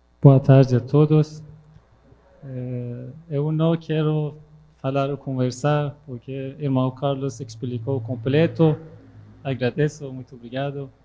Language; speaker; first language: Portuguese; non-native, learner; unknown